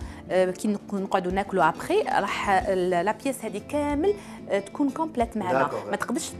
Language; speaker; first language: Arabic; native; Arabic